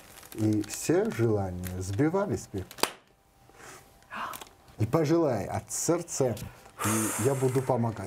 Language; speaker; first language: Russian; non-native, learner; Georgian